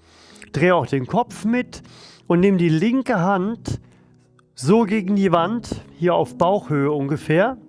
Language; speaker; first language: German; native; German